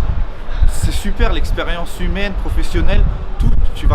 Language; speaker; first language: French; native; French